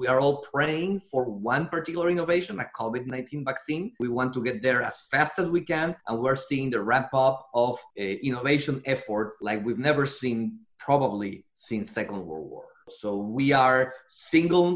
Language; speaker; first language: English; non-native, fluent; Spanish